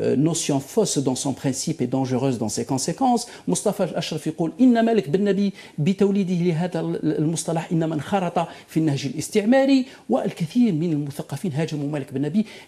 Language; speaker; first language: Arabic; native; Arabic